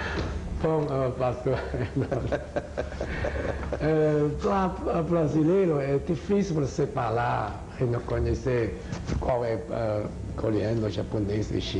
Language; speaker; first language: Portuguese; non-native, learner; Chinese